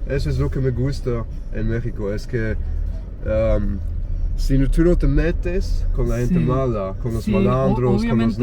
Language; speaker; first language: Spanish; non-native, learner; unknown